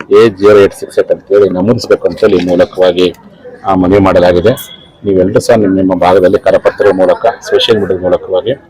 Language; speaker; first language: Kannada; native; Kannada